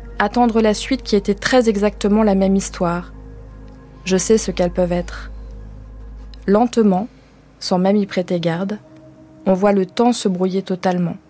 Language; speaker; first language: French; native; French